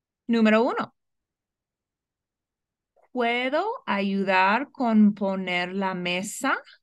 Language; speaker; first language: Spanish; non-native, fluent; English